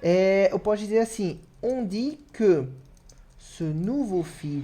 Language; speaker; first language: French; non-native, fluent; Portuguese